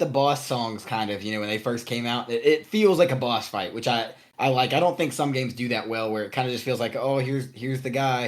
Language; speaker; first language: English; native; English